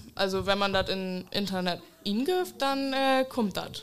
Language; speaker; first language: German; native; German